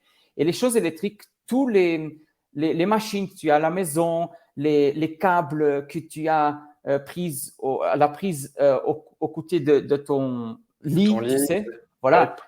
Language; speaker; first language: French; non-native, learner; Portuguese